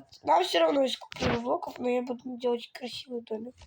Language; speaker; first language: Russian; native; Russian